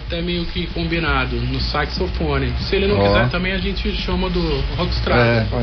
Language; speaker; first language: Portuguese; native; Portuguese